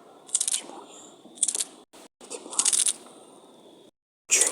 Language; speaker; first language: French; native; French